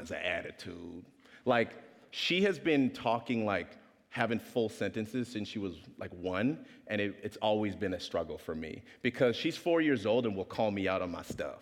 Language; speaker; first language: English; native; English